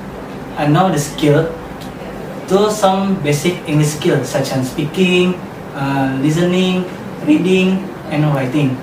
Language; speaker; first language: English; non-native, learner; Indonesian